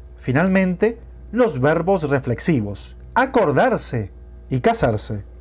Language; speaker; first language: Spanish; non-native, fluent; Portuguese